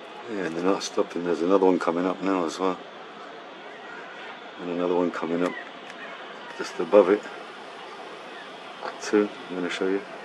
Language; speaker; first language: English; early bilingual, other home language; Spanish